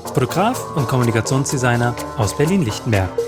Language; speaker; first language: German; native; German